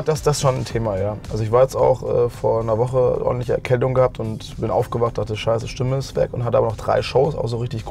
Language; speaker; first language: German; native; German